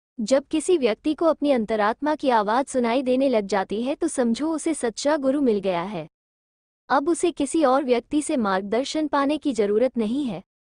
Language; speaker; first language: Hindi; native; Hindi